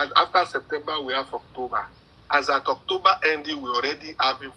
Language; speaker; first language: English; non-native, local second language; Yoruba